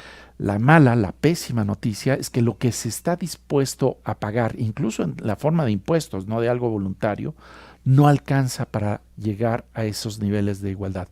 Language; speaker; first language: Spanish; native; Spanish